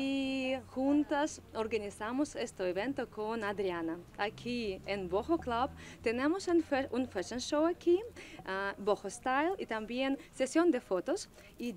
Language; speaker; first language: Spanish; non-native, learner; Russian